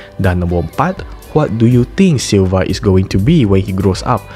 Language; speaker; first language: English; non-native, local second language; Malay